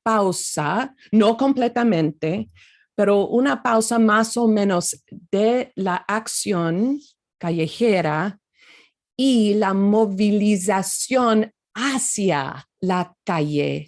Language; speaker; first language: Spanish; non-native, fluent; English